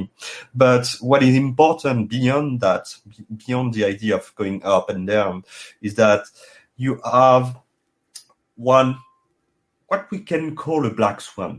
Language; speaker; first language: English; non-native, fluent; French